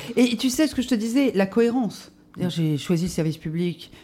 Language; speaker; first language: French; native; French